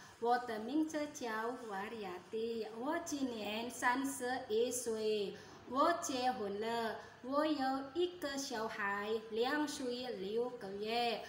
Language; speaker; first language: Chinese; non-native, learner; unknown